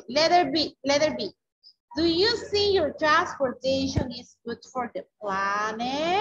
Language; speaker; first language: English; non-native, fluent; Spanish